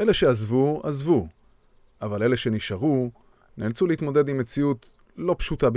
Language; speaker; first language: Hebrew; native; Hebrew